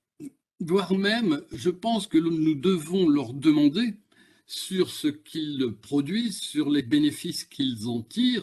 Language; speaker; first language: French; native; French